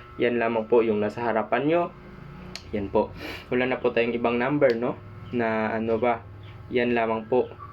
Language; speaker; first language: Filipino; non-native, local second language; Cebuano